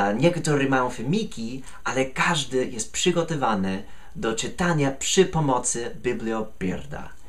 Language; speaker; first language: Polish; non-native, fluent; English